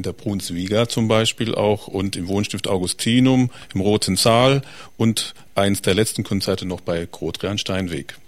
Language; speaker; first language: German; native; German